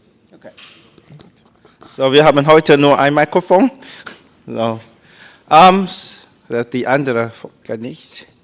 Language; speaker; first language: German; non-native, learner; Chinese